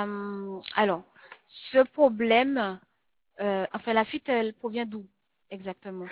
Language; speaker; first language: French; native; French